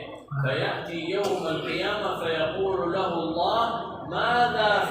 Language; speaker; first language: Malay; non-native, learner; Arabic